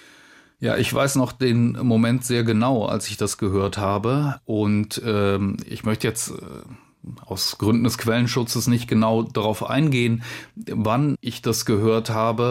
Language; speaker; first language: German; native; German